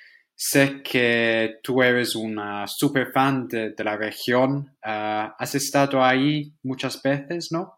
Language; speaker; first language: Spanish; non-native, fluent; English